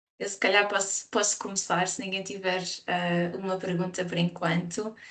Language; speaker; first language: Portuguese; native; Portuguese